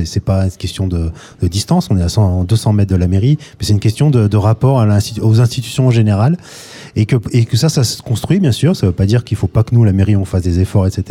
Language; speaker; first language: French; native; French